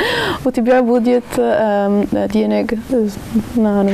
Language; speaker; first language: Russian; non-native, learner; Italian